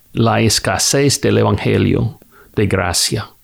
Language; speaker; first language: Spanish; non-native, fluent; English